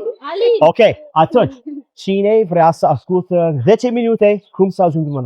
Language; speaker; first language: Romanian; non-native, learner; English